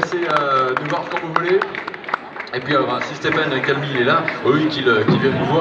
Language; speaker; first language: French; native; French